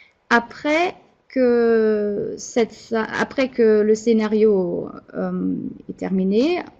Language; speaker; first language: French; non-native, fluent; German